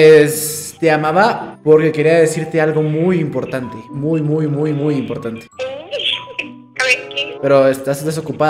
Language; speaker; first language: Spanish; native; Spanish